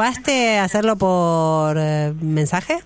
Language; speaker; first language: Spanish; native; Spanish